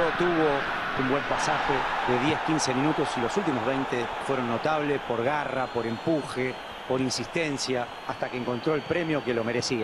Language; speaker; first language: Spanish; native; Spanish